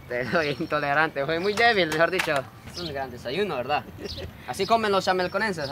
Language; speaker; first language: Spanish; non-native, fluent; Japanese